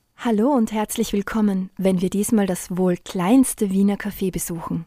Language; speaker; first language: German; native; German